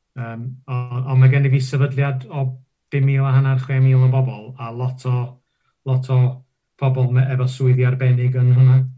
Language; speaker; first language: Welsh; non-native, local second language; English